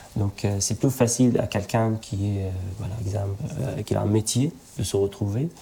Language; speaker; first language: French; non-native, fluent; Arabic